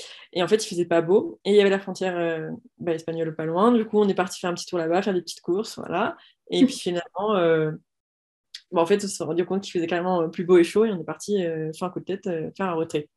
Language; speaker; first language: French; native; French